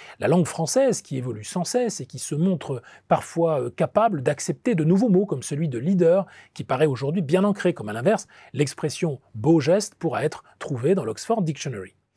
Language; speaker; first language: French; native; French